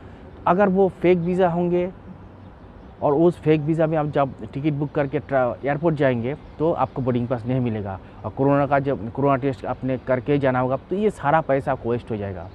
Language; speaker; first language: Hindi; non-native, local second language; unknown